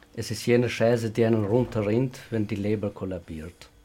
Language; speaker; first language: German; non-native, fluent; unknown